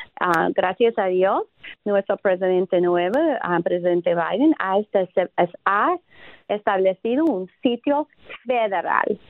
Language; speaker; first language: Spanish; non-native, fluent; English